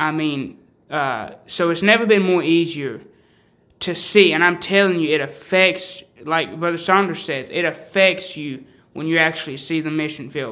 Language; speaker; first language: English; native; English